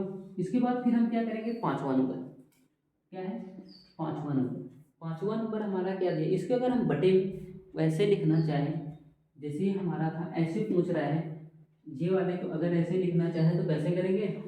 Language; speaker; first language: Hindi; native; Hindi